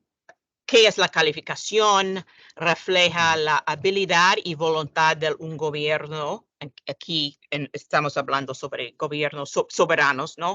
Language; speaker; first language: Spanish; non-native, fluent; English